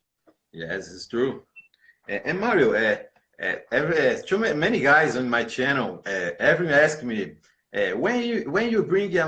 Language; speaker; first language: English; non-native, learner; Portuguese